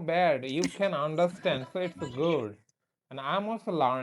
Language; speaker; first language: English; non-native, learner; Bangla